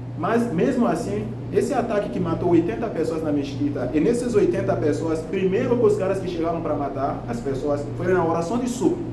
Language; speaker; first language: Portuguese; non-native, fluent; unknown